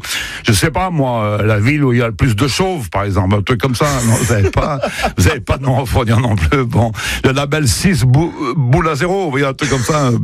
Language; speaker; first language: French; native; French